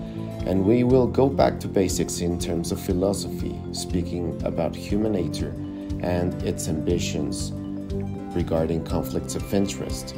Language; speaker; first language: English; non-native, fluent; Spanish